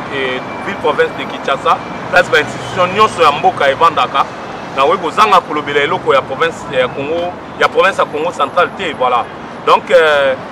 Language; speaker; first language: Lingala; non-native, local second language; Kongo